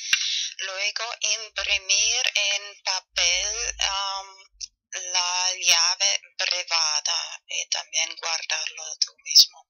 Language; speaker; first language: Spanish; non-native, fluent; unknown